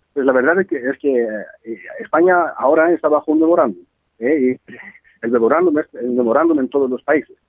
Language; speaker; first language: Spanish; non-native, fluent; Greek